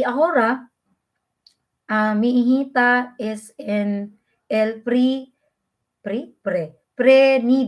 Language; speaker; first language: Spanish; non-native, learner; Filipino